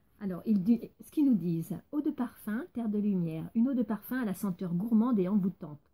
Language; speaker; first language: French; native; French